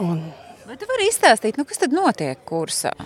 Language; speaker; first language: Latvian; native; Latvian